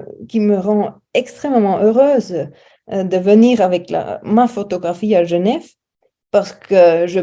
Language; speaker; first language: French; non-native, fluent; German